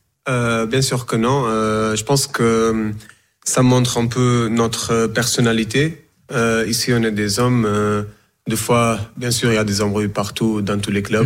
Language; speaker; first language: French; non-native, fluent; Portuguese